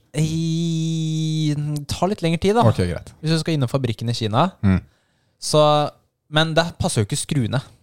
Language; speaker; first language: Norwegian; native; Norwegian